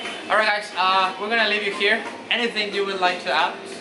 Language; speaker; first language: English; non-native, fluent; Spanish